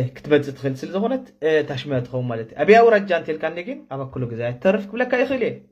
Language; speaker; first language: Tigrinya; non-native, local second language; Afar